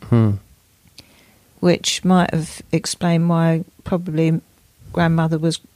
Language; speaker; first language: English; native; English